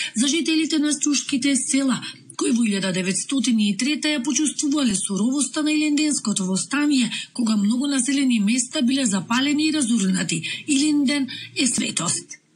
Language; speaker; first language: Macedonian; native; Macedonian